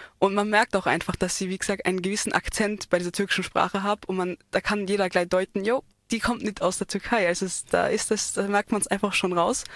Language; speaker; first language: German; early bilingual, other home language; Turkish